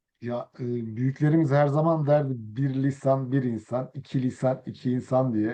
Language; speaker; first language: Turkish; early bilingual, other home language; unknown